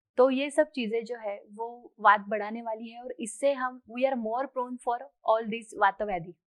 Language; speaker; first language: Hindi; non-native, local second language; Marathi